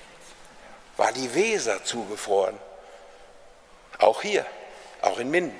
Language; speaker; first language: German; native; German